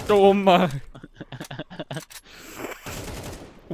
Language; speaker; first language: English; non-native, fluent; Icelandic